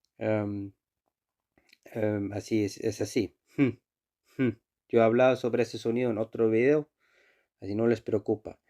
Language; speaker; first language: Spanish; non-native, fluent; Icelandic